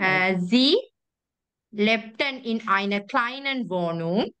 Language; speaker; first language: German; non-native, learner; Sinhala